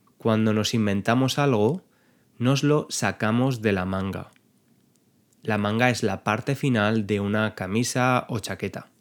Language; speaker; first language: Spanish; native; Spanish